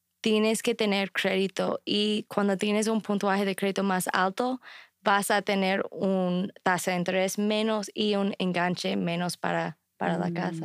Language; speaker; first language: Spanish; non-native, fluent; English